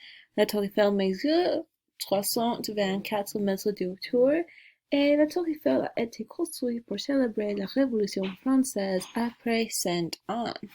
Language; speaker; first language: French; non-native, learner; English